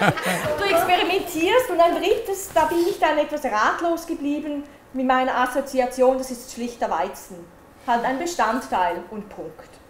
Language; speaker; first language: German; native; German